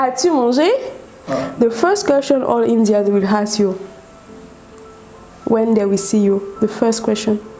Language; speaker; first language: English; non-native, local second language; French